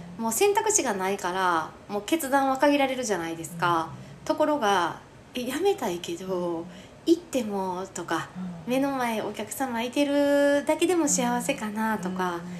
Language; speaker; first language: Japanese; native; Japanese